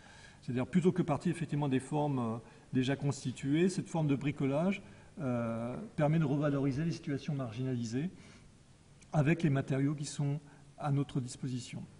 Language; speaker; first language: French; native; French